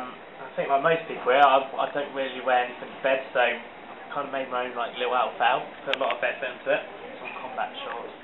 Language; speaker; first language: English; native; English